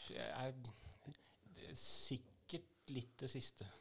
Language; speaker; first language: Norwegian; native; Norwegian